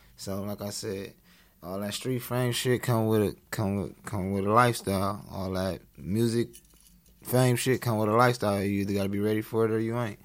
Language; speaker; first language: English; native; English